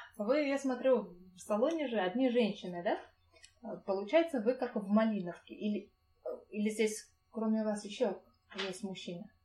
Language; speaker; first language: Russian; native; Russian